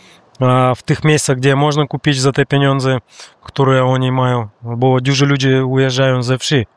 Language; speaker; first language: Polish; non-native, learner; Russian